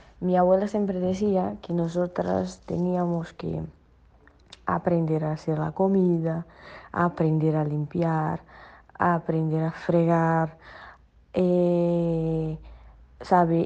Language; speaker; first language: Spanish; non-native, fluent; Portuguese